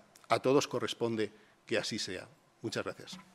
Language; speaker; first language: Spanish; native; Spanish